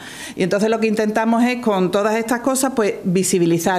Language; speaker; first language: Spanish; native; Spanish